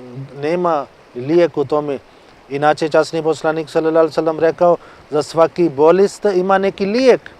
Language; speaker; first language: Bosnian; non-native, learner; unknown